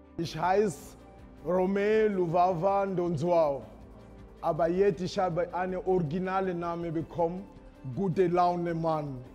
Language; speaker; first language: German; non-native, learner; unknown